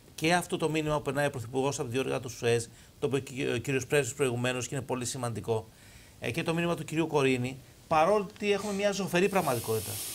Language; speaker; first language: Greek; native; Greek